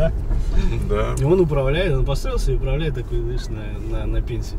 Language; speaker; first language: Russian; native; Russian